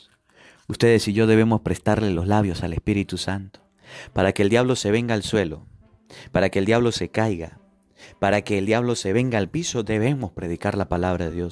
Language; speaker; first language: Spanish; native; Spanish